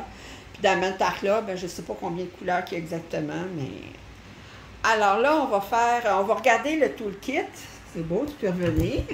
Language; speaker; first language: French; native; French